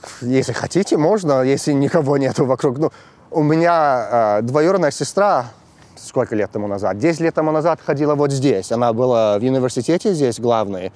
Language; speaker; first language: Russian; early bilingual, heritage; English